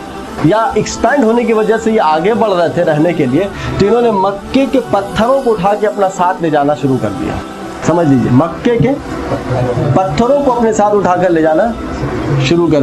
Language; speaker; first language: Urdu; native; Urdu